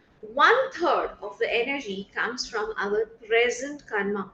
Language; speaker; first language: English; non-native, local second language; Hindi